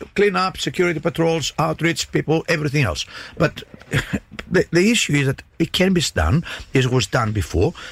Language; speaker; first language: English; non-native, fluent; Greek